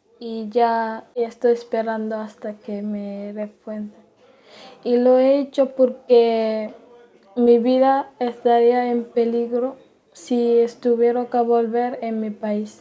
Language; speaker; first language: Spanish; non-native, learner; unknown